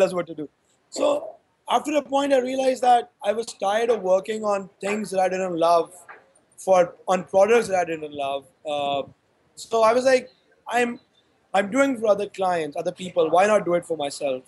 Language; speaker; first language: English; non-native, local second language; Urdu